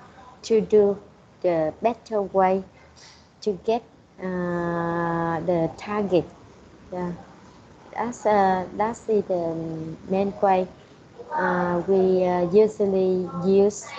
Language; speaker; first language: English; non-native, learner; Vietnamese